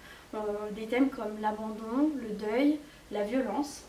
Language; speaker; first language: French; native; French